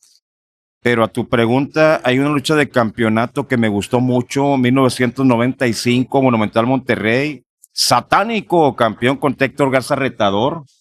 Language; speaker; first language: Spanish; native; Spanish